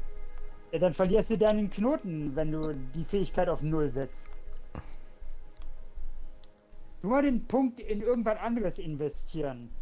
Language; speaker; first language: German; native; German